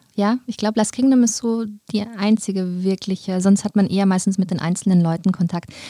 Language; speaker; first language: German; native; German